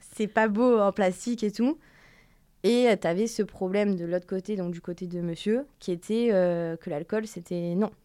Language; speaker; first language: French; native; French